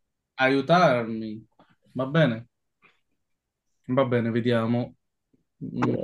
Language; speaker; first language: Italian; non-native, fluent; Bangla